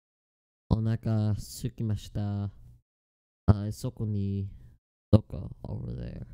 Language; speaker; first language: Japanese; non-native, learner; English